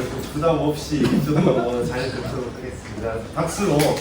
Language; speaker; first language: Korean; native; Korean